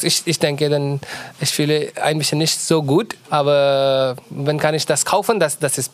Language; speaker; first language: German; non-native, learner; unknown